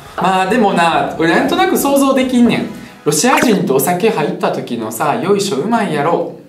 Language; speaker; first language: Japanese; early bilingual, other home language; Russian